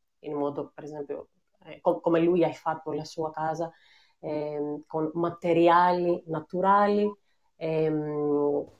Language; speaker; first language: Italian; non-native, fluent; Greek